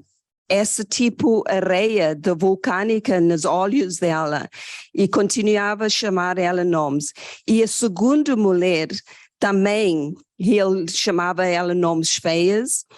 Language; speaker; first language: Portuguese; non-native, fluent; English